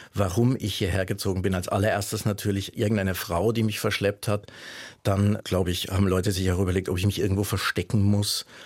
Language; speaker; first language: German; native; German